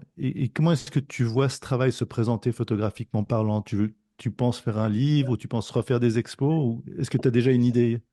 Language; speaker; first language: French; native; French